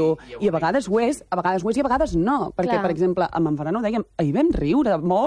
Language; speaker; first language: Catalan; native; Catalan